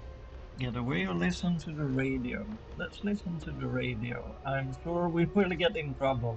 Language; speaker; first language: English; non-native, fluent; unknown